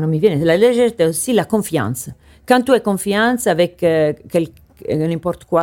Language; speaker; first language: French; non-native, learner; Italian